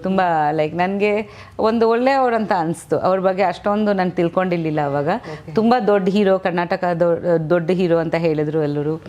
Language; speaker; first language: Kannada; non-native, fluent; Bangla